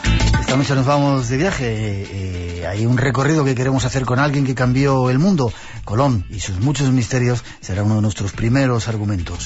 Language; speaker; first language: Spanish; native; Spanish